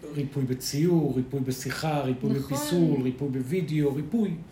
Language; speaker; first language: Hebrew; early bilingual, other home language; Spanish